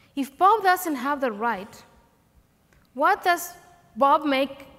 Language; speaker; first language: English; non-native, fluent; Spanish